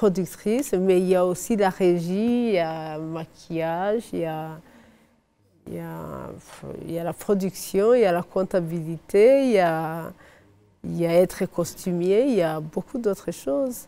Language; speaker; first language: French; non-native, fluent; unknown